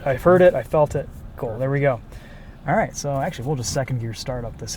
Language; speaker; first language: English; native; English